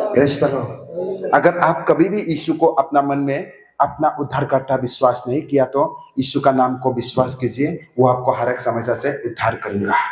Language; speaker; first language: Hindi; non-native, local second language; Assamese